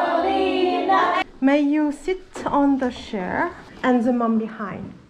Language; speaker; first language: English; non-native, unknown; French